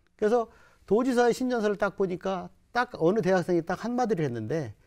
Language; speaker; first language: Korean; native; Korean